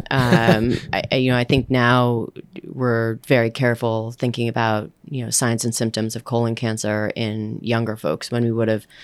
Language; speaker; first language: English; early bilingual, other home language; Filipino